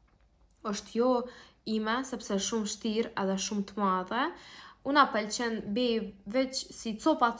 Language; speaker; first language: Albanian; non-native, learner; Russian